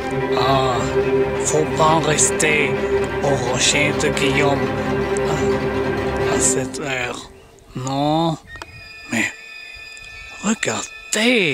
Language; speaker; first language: French; non-native, learner; English